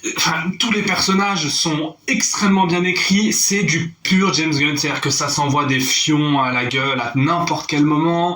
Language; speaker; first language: French; native; French